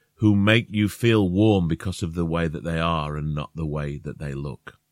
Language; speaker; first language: English; native; English